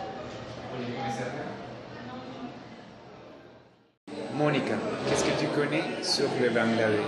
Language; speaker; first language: French; non-native, learner; Spanish